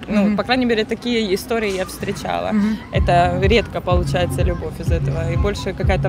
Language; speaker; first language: Russian; native; Russian